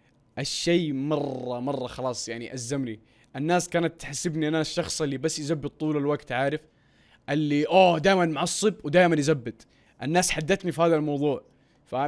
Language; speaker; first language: Arabic; native; Arabic